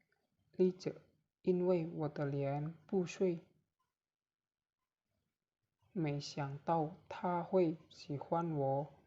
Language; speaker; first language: Chinese; non-native, learner; Indonesian